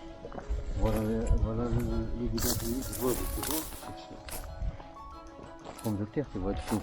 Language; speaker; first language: French; non-native, learner; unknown